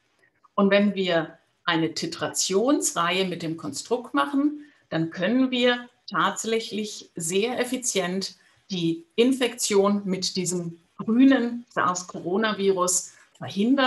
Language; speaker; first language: German; native; German